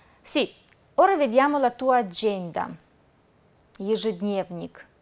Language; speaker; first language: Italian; non-native, fluent; Russian